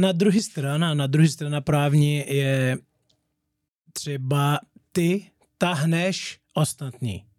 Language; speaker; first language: Czech; non-native, learner; Portuguese